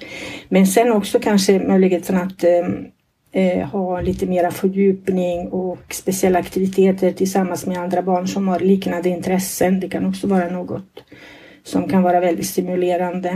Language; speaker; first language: Swedish; non-native, fluent; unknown